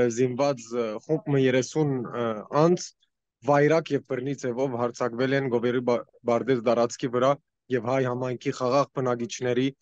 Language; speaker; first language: Armenian; early bilingual, heritage; Armenian